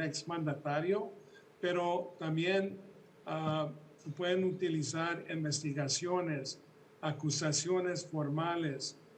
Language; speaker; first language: Spanish; early bilingual, heritage; Spanish